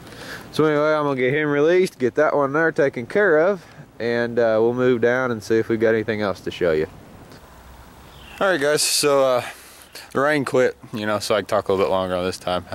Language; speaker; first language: English; native; English